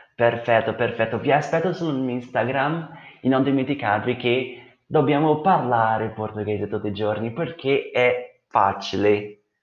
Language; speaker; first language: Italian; non-native, fluent; Portuguese